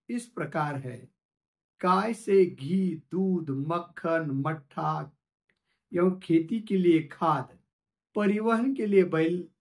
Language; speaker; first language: Hindi; non-native, local second language; Marathi